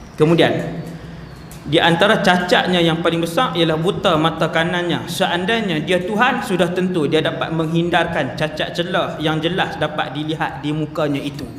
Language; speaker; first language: Malay; native; Malay